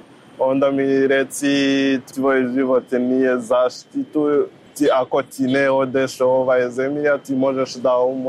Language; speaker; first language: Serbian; non-native, learner; Rundi